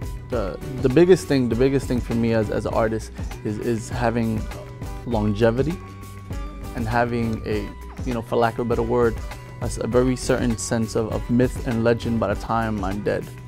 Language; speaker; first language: English; early bilingual, other home language; Spanish